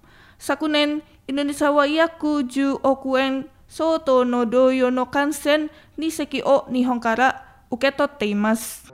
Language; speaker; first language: Japanese; non-native, fluent; Indonesian